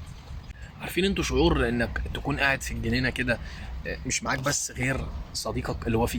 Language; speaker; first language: Arabic; native; Arabic